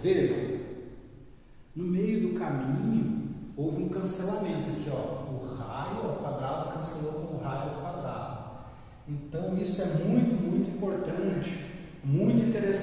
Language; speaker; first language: Portuguese; native; Portuguese